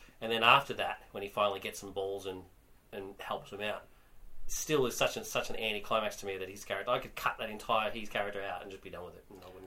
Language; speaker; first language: English; native; English